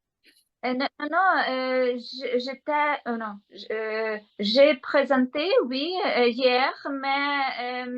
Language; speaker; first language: French; non-native, learner; Ukrainian